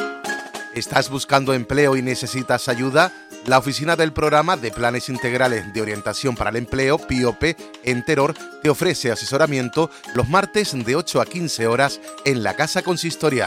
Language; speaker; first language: Spanish; native; Spanish